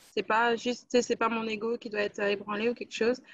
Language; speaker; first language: French; native; French